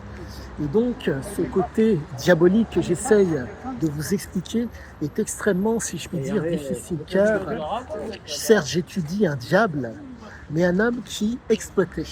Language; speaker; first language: French; native; French